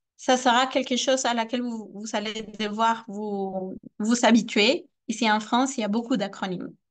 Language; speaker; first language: French; non-native, fluent; Spanish